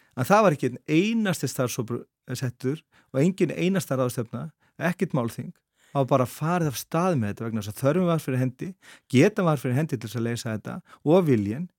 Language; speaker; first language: Icelandic; native; Icelandic